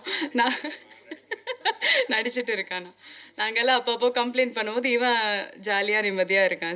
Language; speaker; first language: Tamil; non-native, local second language; Malayalam